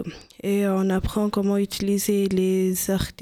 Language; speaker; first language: French; non-native, learner; English